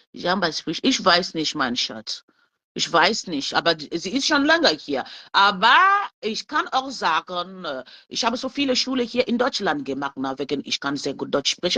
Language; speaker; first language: German; non-native, learner; French